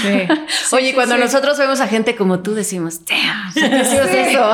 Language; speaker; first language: Spanish; native; Spanish